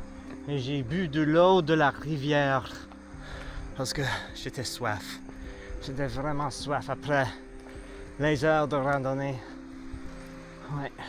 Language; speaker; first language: French; non-native, learner; English